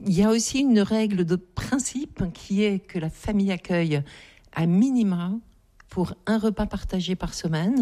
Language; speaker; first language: French; native; French